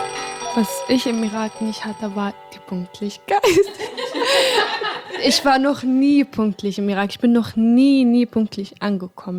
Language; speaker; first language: German; non-native, fluent; Arabic